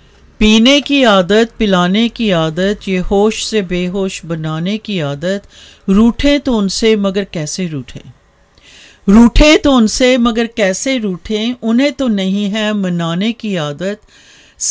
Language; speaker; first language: English; non-native, local second language; Punjabi